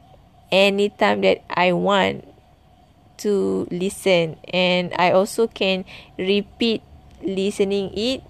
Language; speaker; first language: English; non-native, learner; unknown